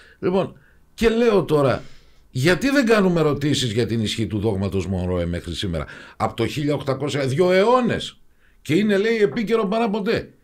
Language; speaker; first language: Greek; native; Greek